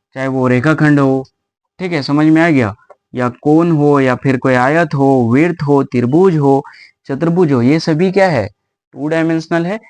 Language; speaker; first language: Hindi; native; Hindi